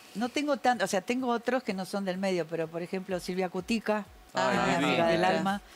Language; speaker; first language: Spanish; native; Spanish